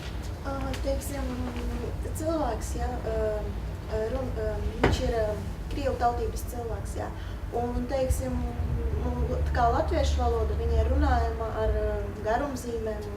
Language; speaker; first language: Latvian; non-native, local second language; Russian